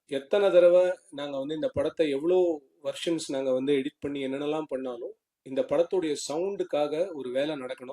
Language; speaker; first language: Tamil; native; Tamil